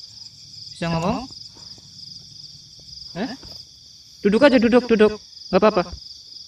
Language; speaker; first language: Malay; non-native, local second language; Javanese